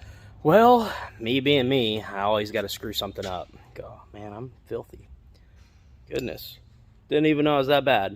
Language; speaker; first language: English; native; English